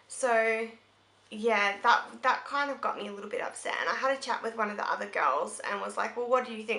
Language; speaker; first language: English; native; English